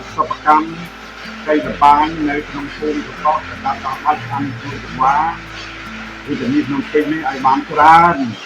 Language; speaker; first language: Khmer; native; Khmer